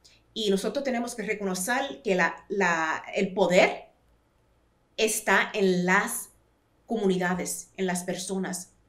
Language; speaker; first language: Spanish; early bilingual, heritage; Spanish